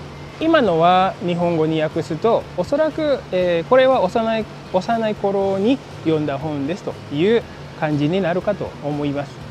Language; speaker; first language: Japanese; non-native, fluent; Indonesian